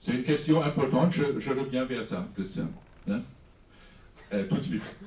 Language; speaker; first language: French; non-native, fluent; German